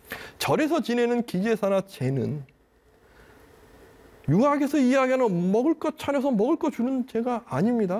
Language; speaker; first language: Korean; native; Korean